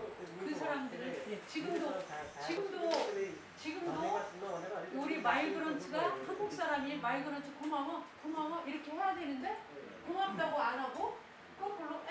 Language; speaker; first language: Korean; non-native, learner; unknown